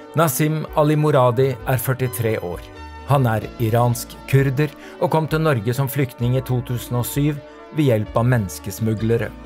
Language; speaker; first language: Norwegian; native; Norwegian